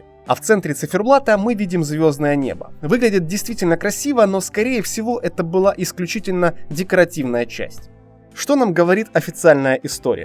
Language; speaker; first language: Russian; native; Russian